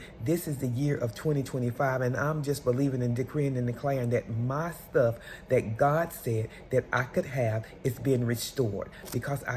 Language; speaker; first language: English; native; English